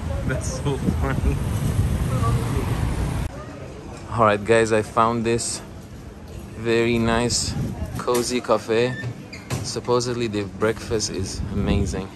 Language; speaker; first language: English; non-native, fluent; Persian